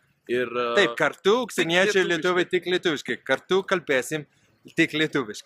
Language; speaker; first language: Lithuanian; non-native, learner; Italian